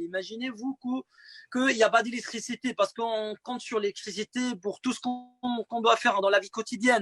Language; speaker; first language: French; non-native, fluent; Arabic